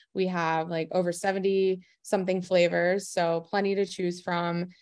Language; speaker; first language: English; native; English